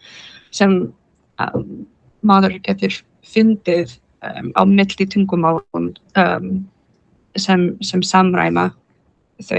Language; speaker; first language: Icelandic; non-native, learner; English